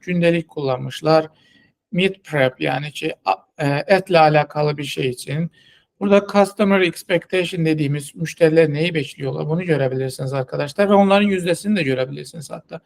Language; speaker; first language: Turkish; non-native, fluent; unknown